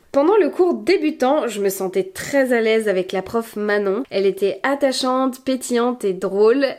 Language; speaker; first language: French; native; French